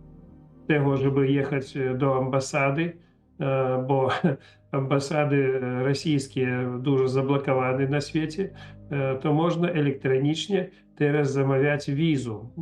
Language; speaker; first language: Polish; non-native, learner; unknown